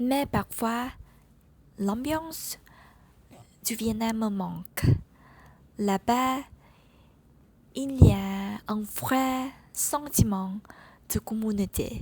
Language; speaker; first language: French; non-native, learner; Vietnamese